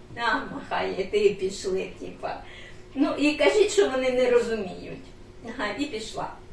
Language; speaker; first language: Ukrainian; native; Ukrainian